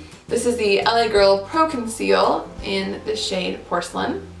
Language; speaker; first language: English; native; English